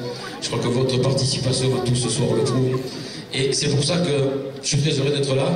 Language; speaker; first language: French; native; French